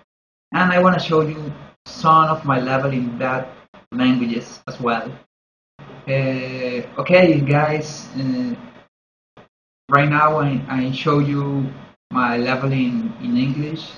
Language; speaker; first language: English; non-native, learner; Spanish